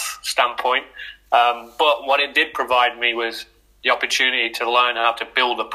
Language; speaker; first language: English; native; English